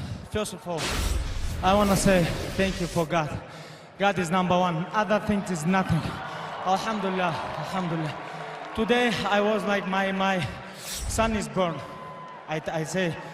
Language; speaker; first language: English; non-native, learner; Avaric